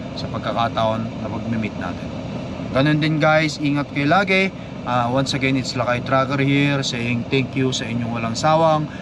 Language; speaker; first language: Filipino; non-native, local second language; Iloko